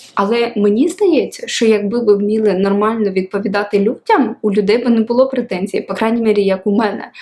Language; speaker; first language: Ukrainian; non-native, local second language; Russian